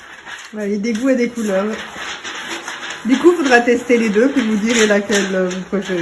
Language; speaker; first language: French; native; French